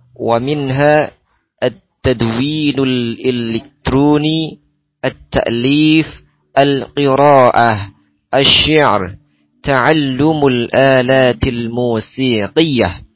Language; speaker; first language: Arabic; non-native, learner; Indonesian